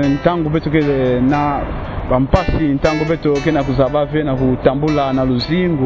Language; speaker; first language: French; non-native, local second language; Kongo